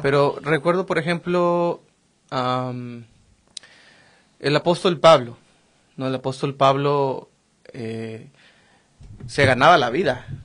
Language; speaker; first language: Spanish; native; Spanish